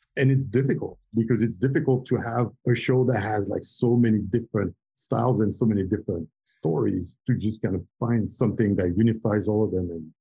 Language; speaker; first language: English; non-native, fluent; French